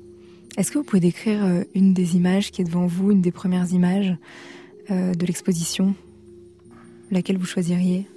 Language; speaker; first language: French; native; French